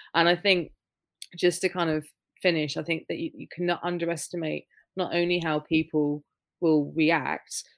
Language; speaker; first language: English; native; English